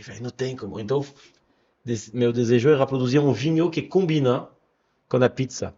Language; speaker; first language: Portuguese; non-native, fluent; French